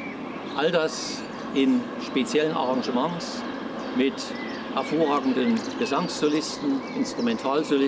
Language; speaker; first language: German; native; German